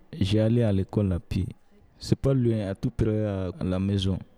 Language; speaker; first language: French; non-native, learner; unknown